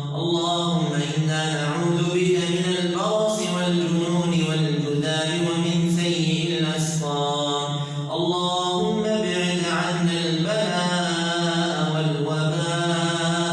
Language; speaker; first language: Arabic; native; Arabic